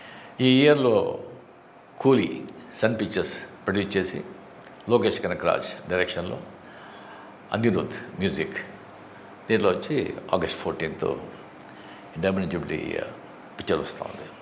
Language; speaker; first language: Telugu; non-native, local second language; Marathi